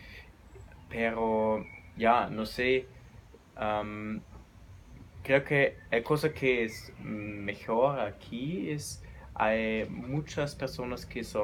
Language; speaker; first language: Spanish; non-native, learner; German